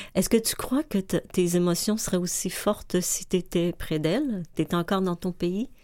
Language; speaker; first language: French; native; French